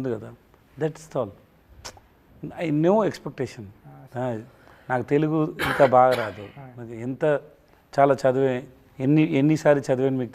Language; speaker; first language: Telugu; non-native, learner; Tamil